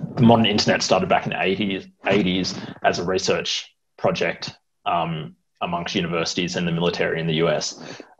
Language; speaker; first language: English; native; English